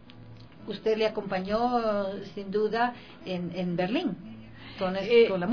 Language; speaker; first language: Spanish; native; Spanish